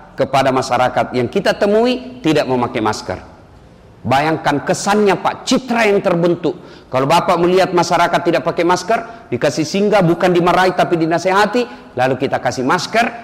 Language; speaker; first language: Indonesian; native; Indonesian